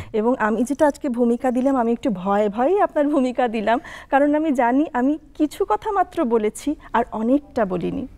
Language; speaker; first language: Bangla; native; Bangla